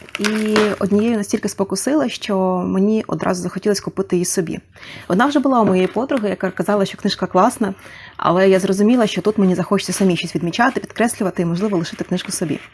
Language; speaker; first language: Ukrainian; native; Ukrainian